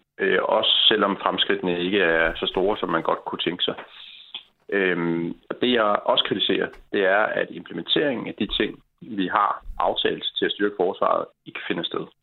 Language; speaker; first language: Danish; native; Danish